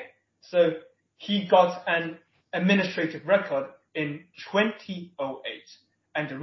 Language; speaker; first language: English; non-native, local second language; Cantonese